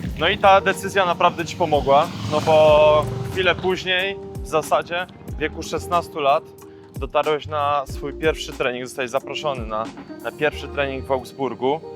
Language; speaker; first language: Polish; native; Polish